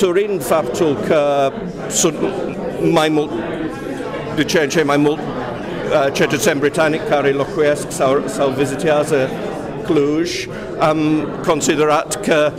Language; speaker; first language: Romanian; non-native, fluent; English